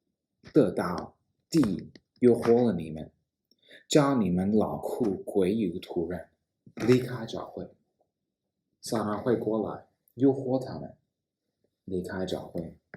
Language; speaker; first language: Chinese; non-native, fluent; English